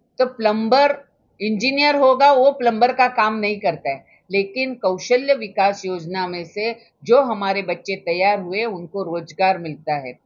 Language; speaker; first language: Hindi; non-native, local second language; Marathi